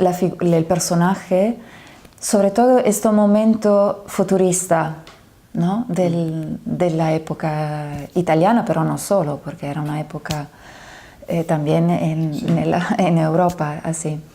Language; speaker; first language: Spanish; non-native, fluent; Italian